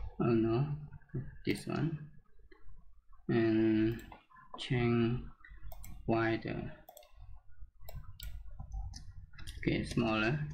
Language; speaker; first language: English; non-native, learner; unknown